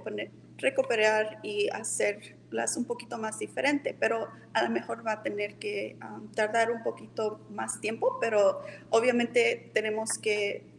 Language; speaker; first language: Spanish; early bilingual, heritage; Spanish